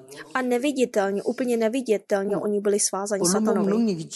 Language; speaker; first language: Czech; non-native, fluent; Korean